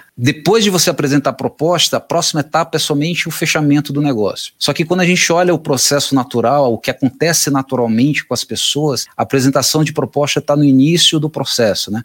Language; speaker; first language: Portuguese; native; Portuguese